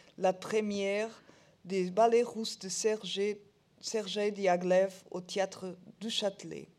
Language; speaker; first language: French; non-native, learner; Portuguese